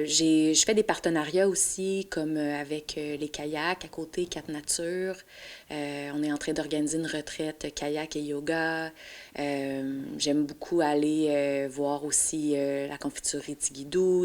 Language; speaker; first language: French; native; French